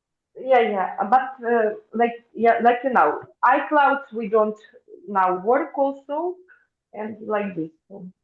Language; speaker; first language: English; non-native, fluent; Russian